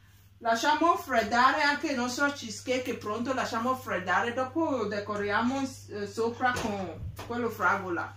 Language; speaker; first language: Italian; non-native, learner; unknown